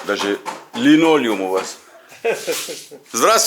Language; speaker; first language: Russian; non-native, learner; English